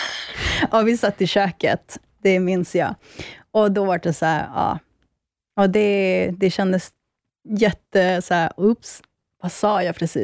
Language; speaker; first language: Swedish; early bilingual, other home language; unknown